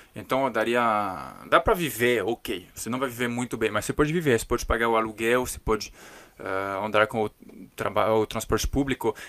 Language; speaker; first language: Portuguese; non-native, fluent; French